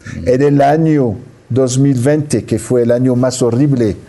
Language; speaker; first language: Spanish; non-native, fluent; French